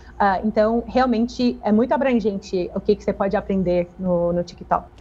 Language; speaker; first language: Portuguese; non-native, fluent; English